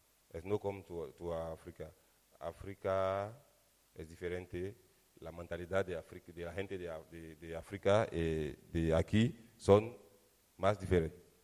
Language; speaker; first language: Spanish; non-native, learner; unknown